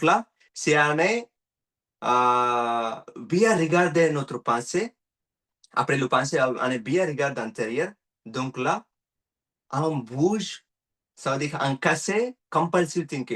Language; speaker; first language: French; non-native, learner; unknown